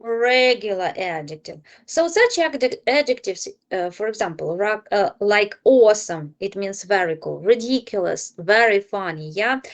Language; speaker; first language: English; non-native, fluent; Ukrainian